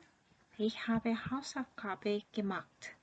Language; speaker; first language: German; non-native, fluent; Korean